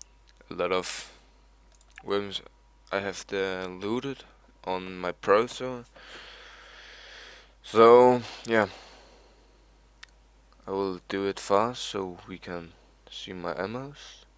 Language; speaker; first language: English; non-native, learner; Danish